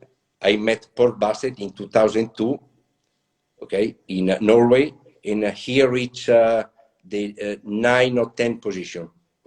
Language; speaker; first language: English; non-native, learner; Italian